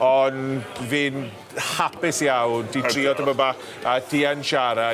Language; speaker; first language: Welsh; non-native, learner; English